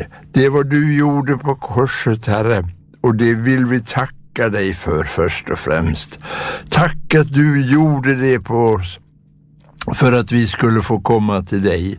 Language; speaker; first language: Swedish; native; Swedish